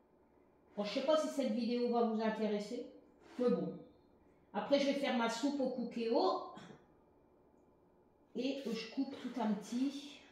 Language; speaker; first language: French; native; French